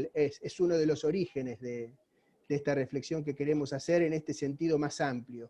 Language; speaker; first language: Spanish; native; Spanish